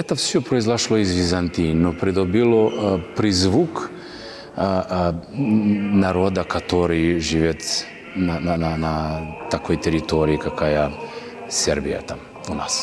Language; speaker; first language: Russian; non-native, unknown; Serbian